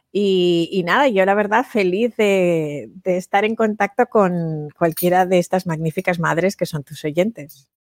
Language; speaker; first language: Spanish; native; Spanish